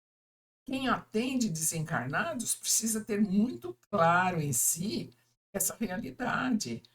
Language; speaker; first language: Portuguese; native; Portuguese